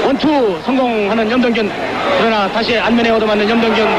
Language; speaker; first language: Korean; native; Korean